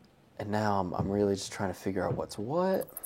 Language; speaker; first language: English; native; English